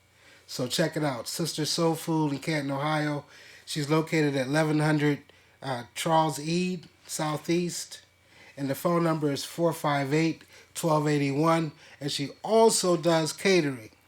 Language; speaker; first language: English; native; English